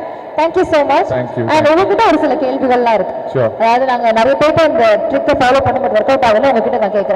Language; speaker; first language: Tamil; native; Tamil